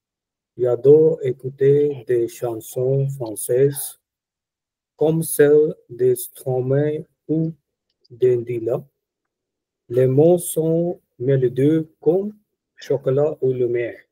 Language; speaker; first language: French; non-native, learner; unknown